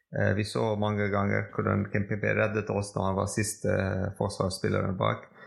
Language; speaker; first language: Norwegian; non-native, fluent; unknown